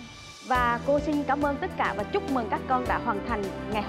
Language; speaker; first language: Vietnamese; native; Vietnamese